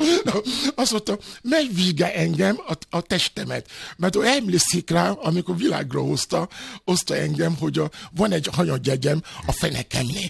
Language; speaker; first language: Hungarian; non-native, fluent; Yoruba